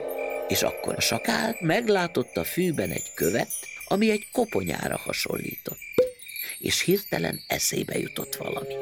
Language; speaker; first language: Hungarian; native; Hungarian